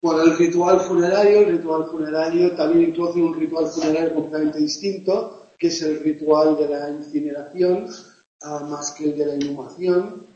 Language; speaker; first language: Spanish; non-native, local second language; Catalan